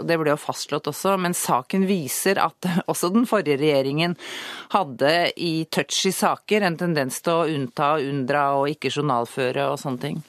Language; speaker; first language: Norwegian; native; Norwegian